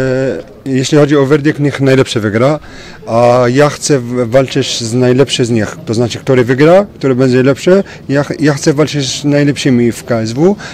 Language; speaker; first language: Polish; non-native, fluent; French